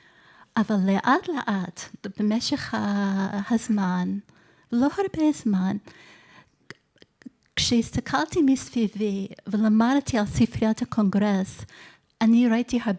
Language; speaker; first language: Hebrew; non-native, fluent; English